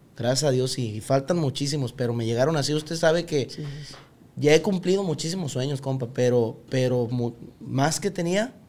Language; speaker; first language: Spanish; native; Spanish